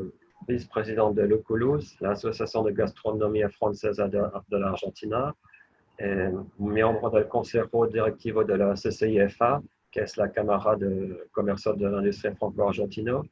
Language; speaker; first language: Spanish; non-native, learner; French